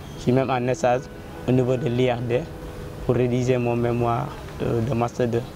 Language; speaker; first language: French; non-native, local second language; Wolof